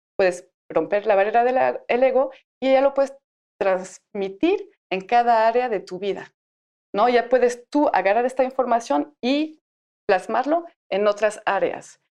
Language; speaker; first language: Spanish; non-native, fluent; French